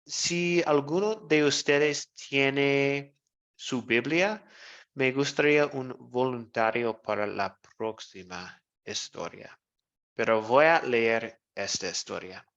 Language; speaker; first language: Spanish; non-native, fluent; English